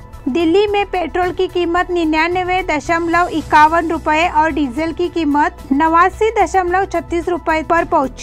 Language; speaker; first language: Hindi; non-native, local second language; Marathi